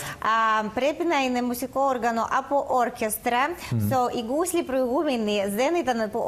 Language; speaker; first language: Greek; non-native, learner; Russian